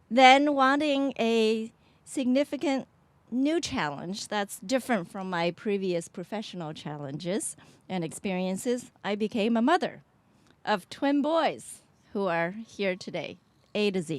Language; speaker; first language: English; early bilingual, other home language; Chinese